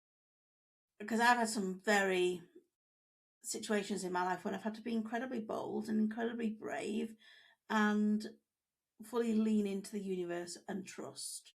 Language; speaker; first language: English; native; English